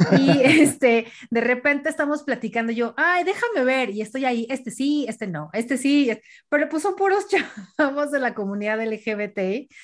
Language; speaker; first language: Spanish; native; Spanish